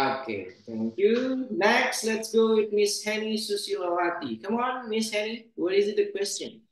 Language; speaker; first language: English; non-native, fluent; Indonesian